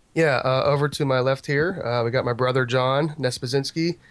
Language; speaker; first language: English; native; English